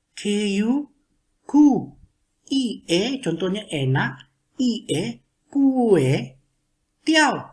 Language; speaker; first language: Malay; non-native, local second language; Chinese